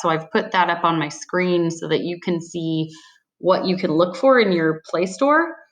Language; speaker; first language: English; native; English